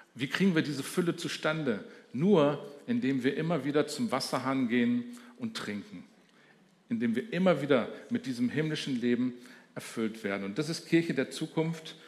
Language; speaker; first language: German; native; German